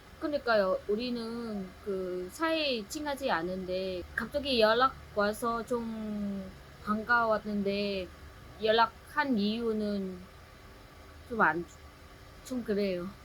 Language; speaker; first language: Korean; non-native, learner; Vietnamese